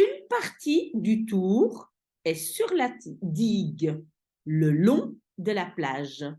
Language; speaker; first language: French; non-native, fluent; Dutch